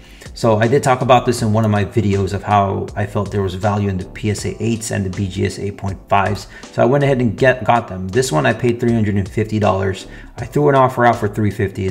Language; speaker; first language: English; native; English